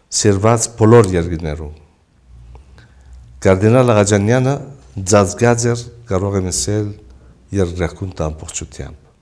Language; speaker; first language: Armenian; early bilingual, heritage; Armenian